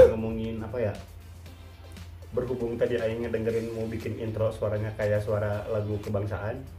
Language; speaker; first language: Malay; non-native, local second language; Sundanese